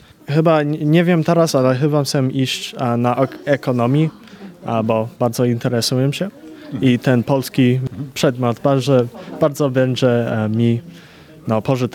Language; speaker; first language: Polish; early bilingual, heritage; Polish